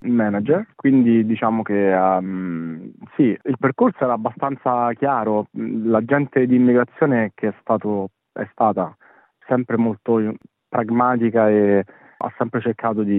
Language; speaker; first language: Italian; native; Italian